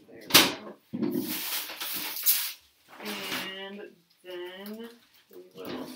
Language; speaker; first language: English; native; English